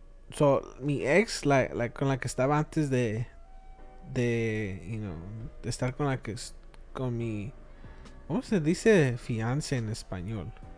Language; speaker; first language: Spanish; early bilingual, other home language; English